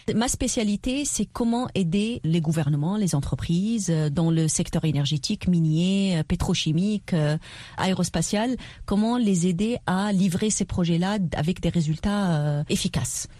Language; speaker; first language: French; non-native, local second language; Arabic